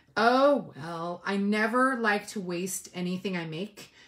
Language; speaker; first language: English; native; English